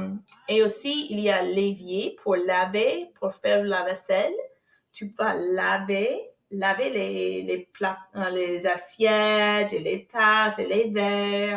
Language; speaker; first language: French; non-native, fluent; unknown